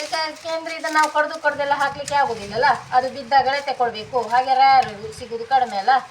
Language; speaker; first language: Kannada; non-native, local second language; Tulu